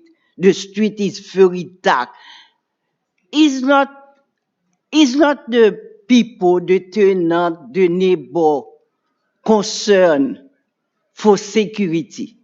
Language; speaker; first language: English; non-native, learner; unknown